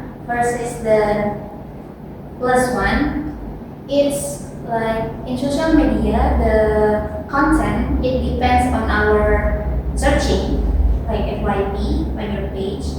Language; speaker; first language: English; non-native, learner; Indonesian